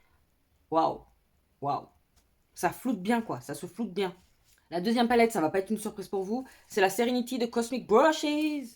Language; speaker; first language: French; native; French